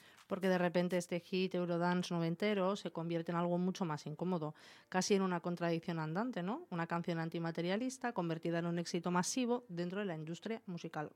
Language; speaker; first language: Spanish; native; Spanish